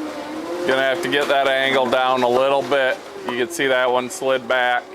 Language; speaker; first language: English; native; English